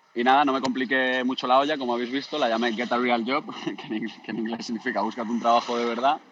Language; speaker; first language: Spanish; native; Spanish